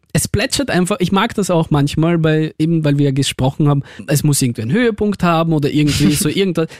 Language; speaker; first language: German; early bilingual, other home language; Russian